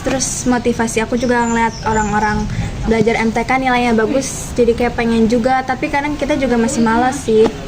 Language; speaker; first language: Indonesian; native; Indonesian